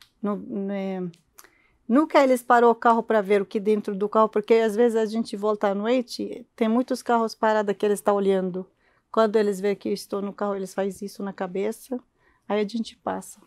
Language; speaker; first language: Portuguese; non-native, learner; Arabic